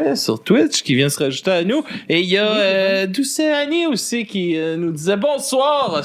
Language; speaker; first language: French; native; French